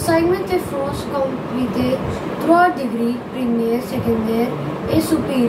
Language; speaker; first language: French; non-native, learner; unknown